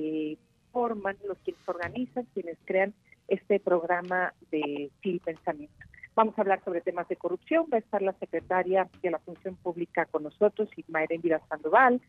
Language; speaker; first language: Spanish; native; Spanish